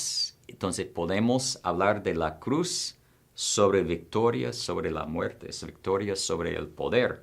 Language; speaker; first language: Spanish; non-native, fluent; English